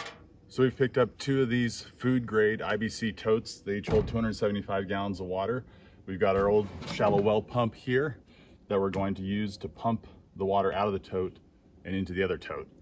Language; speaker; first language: English; native; English